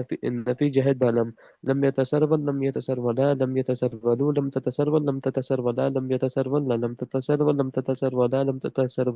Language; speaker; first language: Arabic; non-native, learner; Urdu